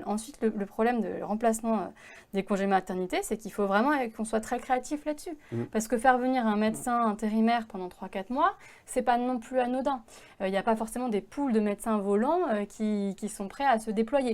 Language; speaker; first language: French; native; French